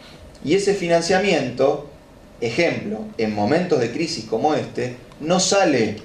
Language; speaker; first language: Spanish; native; Spanish